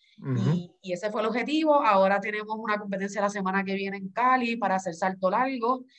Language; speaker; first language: Spanish; native; Spanish